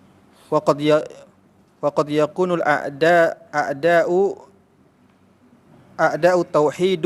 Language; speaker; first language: Arabic; non-native, learner; Indonesian